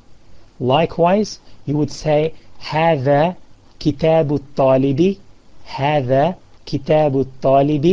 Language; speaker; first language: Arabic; non-native, fluent; English